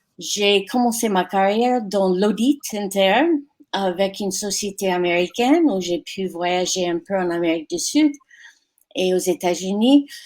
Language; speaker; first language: French; non-native, fluent; English